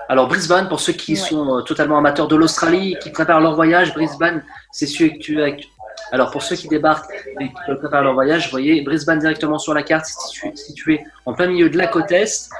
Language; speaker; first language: French; native; French